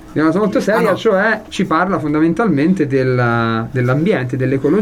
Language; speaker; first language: Italian; native; Italian